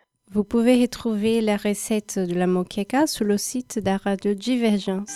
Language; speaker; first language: French; non-native, fluent; Portuguese